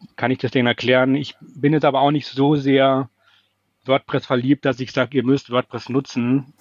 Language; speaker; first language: German; native; German